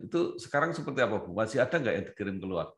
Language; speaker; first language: Indonesian; native; Indonesian